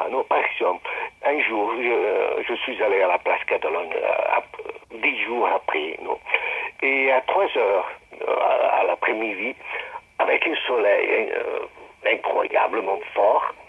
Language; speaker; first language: French; non-native, fluent; Spanish